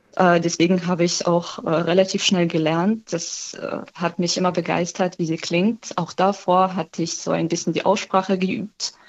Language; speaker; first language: German; non-native, fluent; Ukrainian